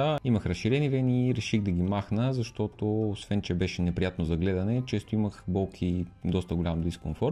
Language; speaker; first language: Bulgarian; native; Bulgarian